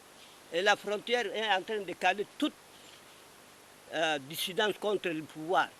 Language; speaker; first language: French; non-native, local second language; Arabic